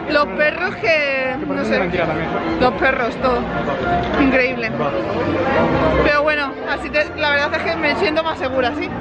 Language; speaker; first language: Spanish; native; Spanish